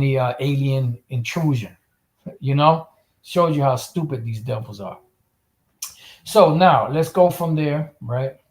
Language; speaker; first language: English; native; English